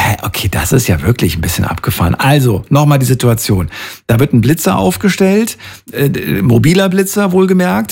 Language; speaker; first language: German; native; German